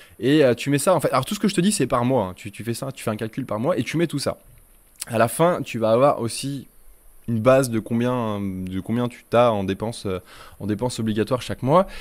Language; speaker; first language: French; native; French